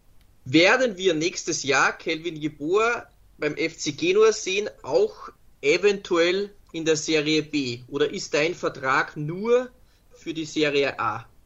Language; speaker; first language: German; native; German